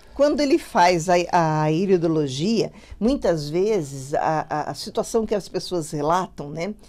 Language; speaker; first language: Portuguese; native; Portuguese